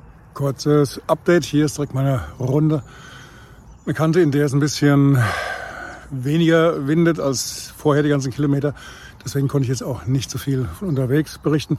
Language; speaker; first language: German; native; German